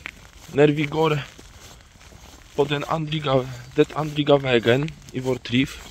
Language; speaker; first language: Swedish; non-native, fluent; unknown